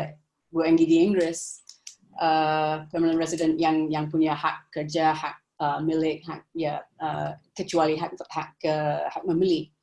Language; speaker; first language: Indonesian; non-native, fluent; English